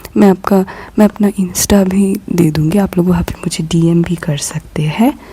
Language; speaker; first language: Hindi; non-native, local second language; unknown